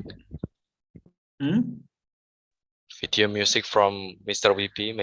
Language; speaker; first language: English; non-native, learner; Indonesian